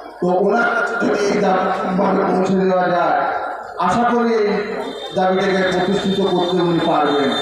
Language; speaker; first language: Bangla; native; Bangla